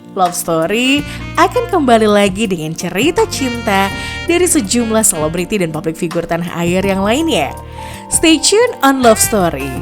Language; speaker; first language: Indonesian; native; Indonesian